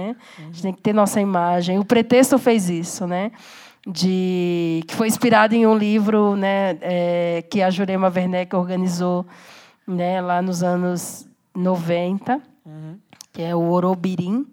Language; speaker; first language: Portuguese; native; Portuguese